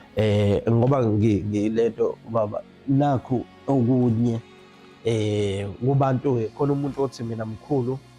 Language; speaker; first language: Zulu; native; Zulu